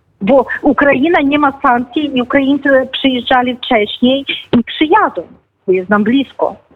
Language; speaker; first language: Polish; non-native, fluent; Ukrainian